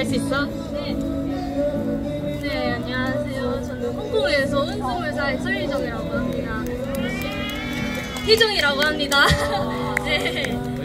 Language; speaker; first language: Korean; non-native, learner; Cantonese